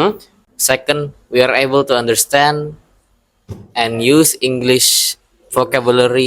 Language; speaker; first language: English; non-native, learner; Indonesian